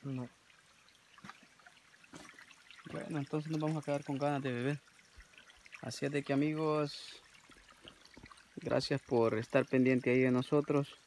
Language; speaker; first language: Spanish; native; Spanish